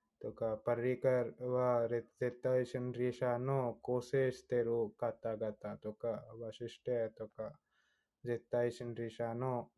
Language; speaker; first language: Japanese; non-native, fluent; Hindi